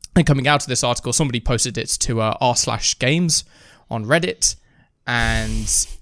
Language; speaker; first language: English; early bilingual, other home language; Filipino